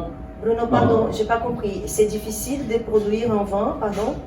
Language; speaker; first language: French; non-native, fluent; Portuguese